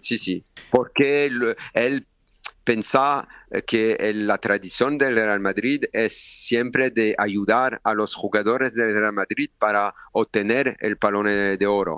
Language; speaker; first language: Spanish; non-native, learner; French